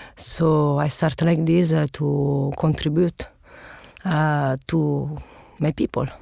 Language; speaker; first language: English; non-native, learner; Italian